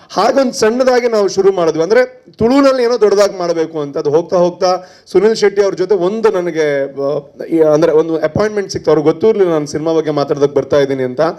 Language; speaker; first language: Kannada; non-native, local second language; Tulu